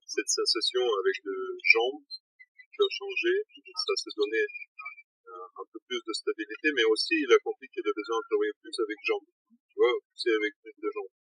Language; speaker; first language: French; non-native, learner; Russian